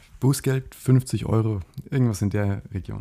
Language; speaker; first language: German; native; German